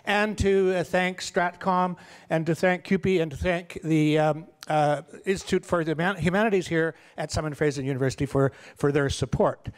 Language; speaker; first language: English; native; English